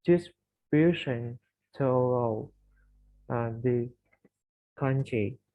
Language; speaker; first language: English; non-native, learner; Vietnamese